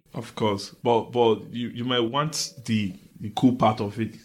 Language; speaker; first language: English; non-native, local second language; Bini